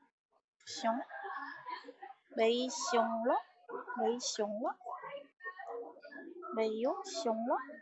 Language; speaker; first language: Chinese; non-native, learner; Korean